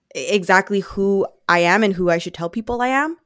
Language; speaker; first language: English; non-native, fluent; Filipino